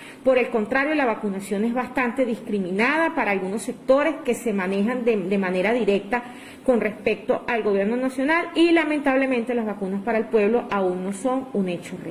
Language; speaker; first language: Spanish; native; Spanish